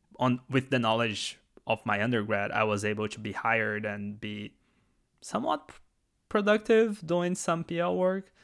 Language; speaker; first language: English; non-native, fluent; Portuguese